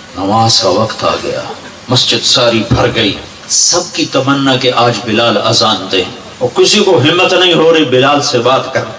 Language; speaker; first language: Urdu; non-native, local second language; Punjabi